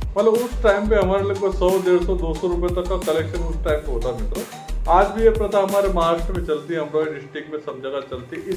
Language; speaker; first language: Hindi; non-native, local second language; Marathi